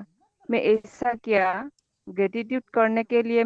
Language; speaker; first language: Hindi; non-native, local second language; Assamese